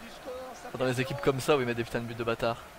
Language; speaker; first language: French; native; French